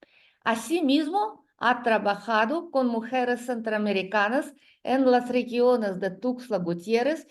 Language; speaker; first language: Spanish; non-native, learner; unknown